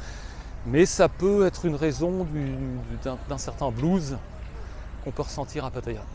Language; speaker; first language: French; native; French